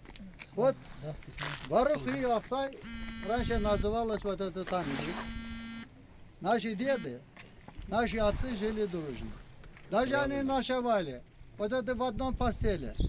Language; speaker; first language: Russian; non-native, local second language; Tajik